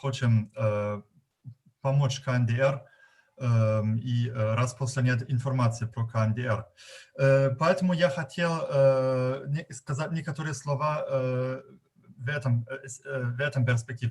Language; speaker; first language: Russian; non-native, fluent; German